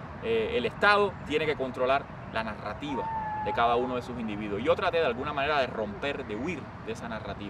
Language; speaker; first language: Spanish; native; Spanish